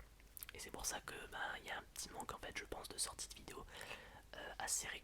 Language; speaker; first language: French; native; French